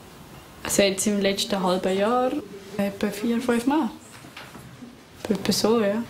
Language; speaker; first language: German; native; German